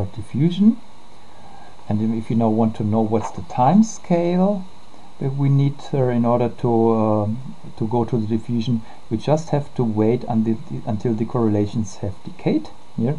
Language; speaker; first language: English; non-native, fluent; German